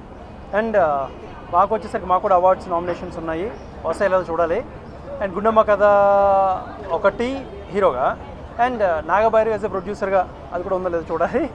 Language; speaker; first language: Telugu; native; Telugu